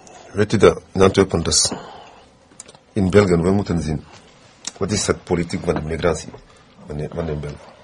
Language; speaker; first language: Dutch; non-native, fluent; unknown